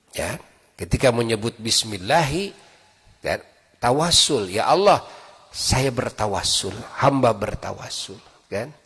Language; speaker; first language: Indonesian; non-native, local second language; Sundanese